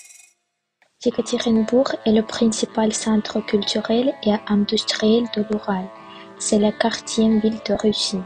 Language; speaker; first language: French; non-native, fluent; Russian